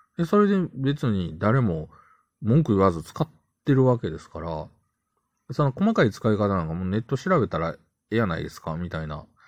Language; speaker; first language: Japanese; native; Japanese